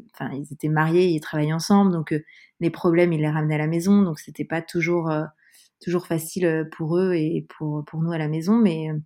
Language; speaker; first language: French; native; French